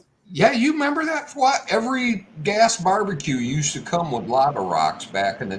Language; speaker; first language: English; native; English